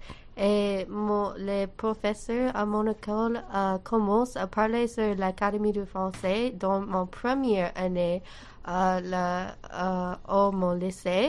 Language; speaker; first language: French; non-native, learner; English